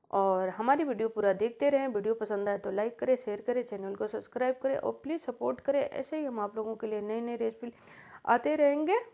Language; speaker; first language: Hindi; native; Hindi